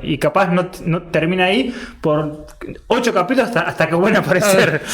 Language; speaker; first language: Spanish; native; Spanish